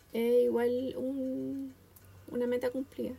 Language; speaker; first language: Spanish; native; Spanish